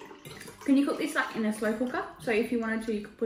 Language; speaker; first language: English; native; English